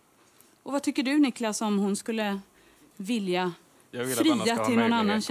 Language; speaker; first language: Swedish; native; Swedish